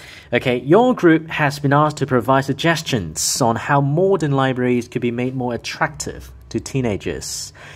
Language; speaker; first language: English; non-native, local second language; Cantonese